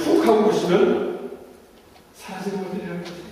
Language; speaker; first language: Korean; native; Korean